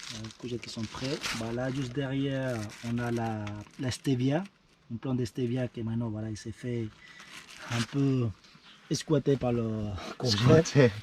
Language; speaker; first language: French; native; French